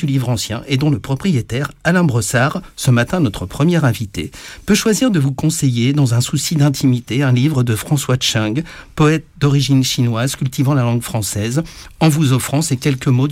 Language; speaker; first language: French; native; French